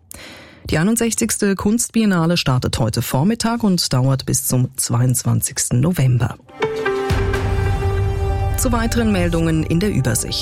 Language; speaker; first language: German; native; German